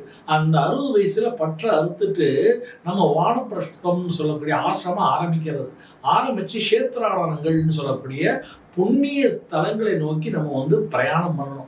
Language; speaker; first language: Tamil; native; Tamil